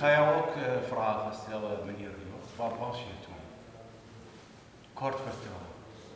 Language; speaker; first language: Dutch; non-native, learner; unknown